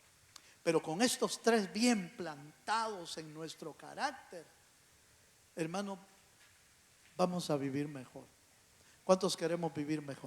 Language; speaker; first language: Spanish; native; Spanish